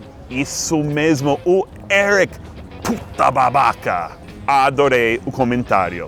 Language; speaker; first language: Portuguese; non-native, fluent; English